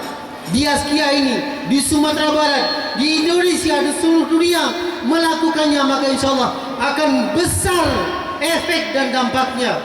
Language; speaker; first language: Indonesian; native; Indonesian